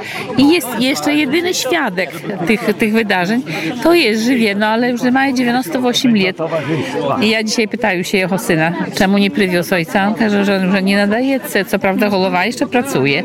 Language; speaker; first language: Polish; non-native, local second language; Ukrainian